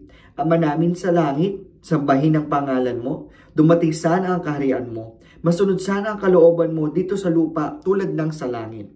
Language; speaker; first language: Filipino; native; Filipino